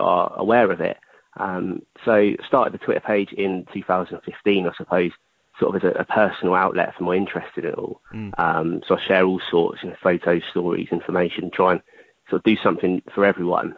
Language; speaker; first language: English; native; English